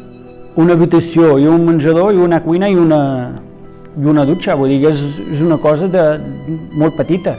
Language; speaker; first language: Catalan; non-native, learner; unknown